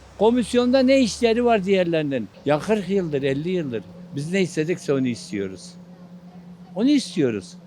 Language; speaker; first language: Turkish; non-native, local second language; Kurdish